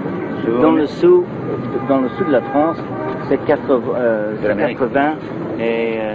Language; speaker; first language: French; non-native, learner; English